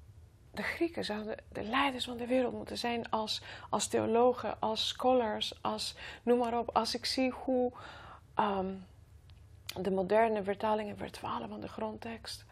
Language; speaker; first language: Dutch; non-native, fluent; Greek